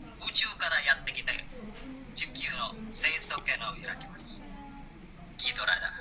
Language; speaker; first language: Japanese; non-native, learner; Indonesian